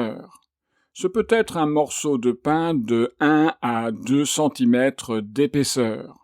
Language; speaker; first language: French; native; French